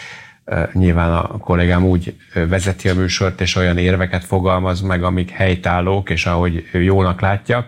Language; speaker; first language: Hungarian; native; Hungarian